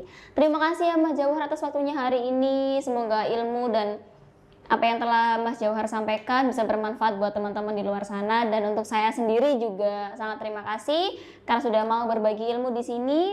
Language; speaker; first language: Indonesian; native; Indonesian